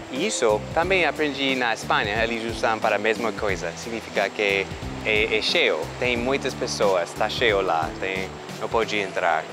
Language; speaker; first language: Portuguese; non-native, fluent; English